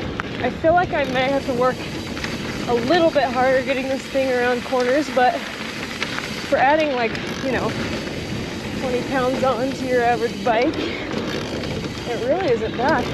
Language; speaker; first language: English; native; English